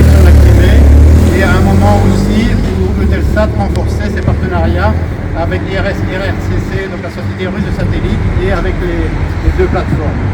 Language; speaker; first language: French; native; French